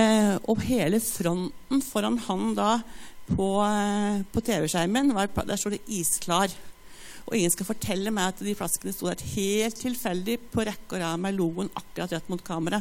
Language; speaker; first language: Norwegian; native; Norwegian